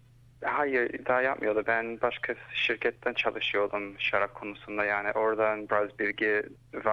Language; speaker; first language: Turkish; early bilingual, heritage; Turkish